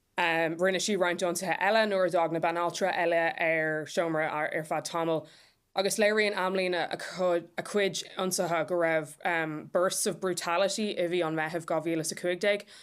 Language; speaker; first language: Irish; non-native, local second language; English